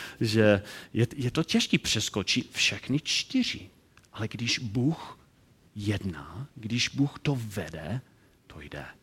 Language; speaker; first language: Czech; non-native, learner; English